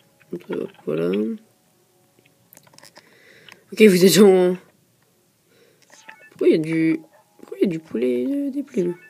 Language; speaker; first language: French; native; French